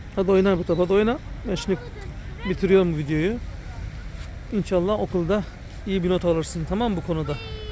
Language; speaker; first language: Turkish; early bilingual, heritage; Turkish